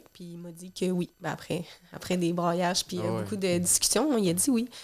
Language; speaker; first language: French; native; French